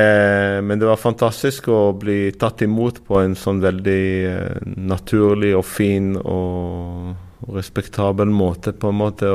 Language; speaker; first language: Norwegian; non-native, fluent; Arabic